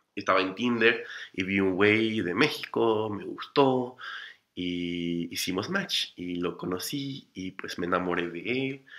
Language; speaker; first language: Spanish; non-native, fluent; English